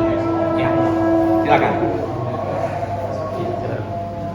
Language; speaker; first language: Indonesian; native; Indonesian